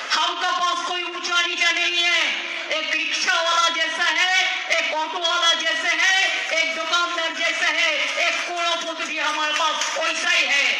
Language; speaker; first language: Hindi; non-native, local second language; Bangla